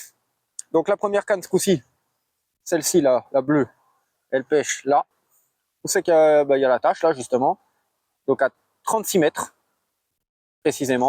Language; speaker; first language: French; native; French